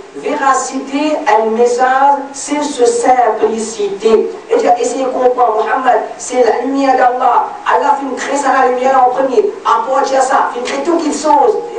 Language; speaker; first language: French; non-native, local second language; Morisyen